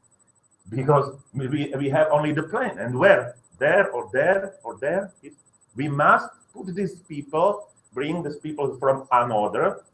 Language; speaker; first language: English; non-native, learner; Slovak